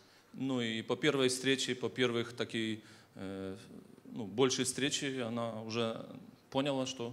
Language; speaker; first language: Polish; non-native, learner; Russian